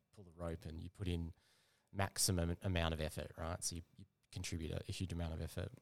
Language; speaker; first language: English; native; English